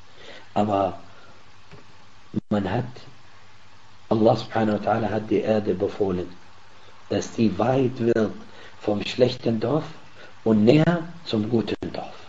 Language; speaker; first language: German; non-native, fluent; Arabic